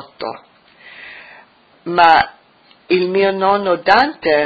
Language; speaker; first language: Italian; early bilingual, heritage; English